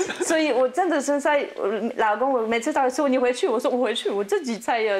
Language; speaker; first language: Chinese; non-native, fluent; French